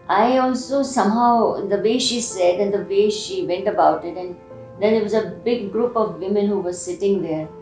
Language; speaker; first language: English; non-native, local second language; Hindi